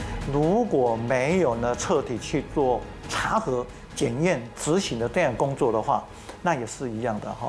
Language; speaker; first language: Chinese; native; Chinese